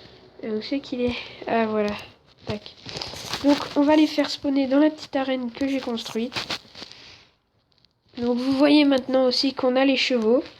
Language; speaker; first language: French; native; French